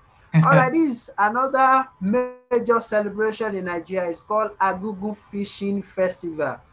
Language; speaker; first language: English; non-native, local second language; Yoruba